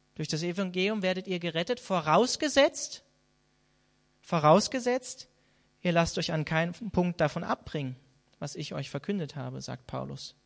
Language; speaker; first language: German; native; German